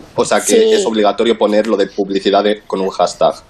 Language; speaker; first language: Spanish; native; Spanish